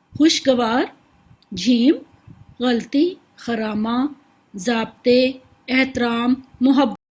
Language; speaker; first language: Urdu; native; Urdu